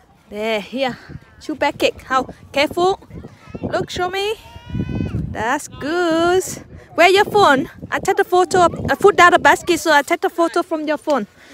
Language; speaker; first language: English; non-native, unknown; Vietnamese